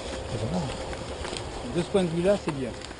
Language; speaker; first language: French; native; French